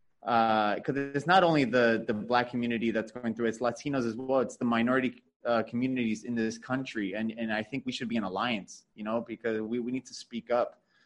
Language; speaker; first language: English; early bilingual, other home language; Spanish